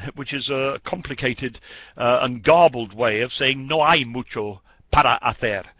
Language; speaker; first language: Spanish; non-native, fluent; English